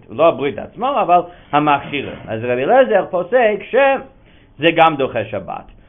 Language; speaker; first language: Hebrew; non-native, fluent; English